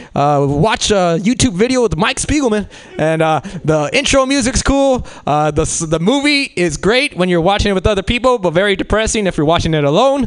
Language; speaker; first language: English; native; English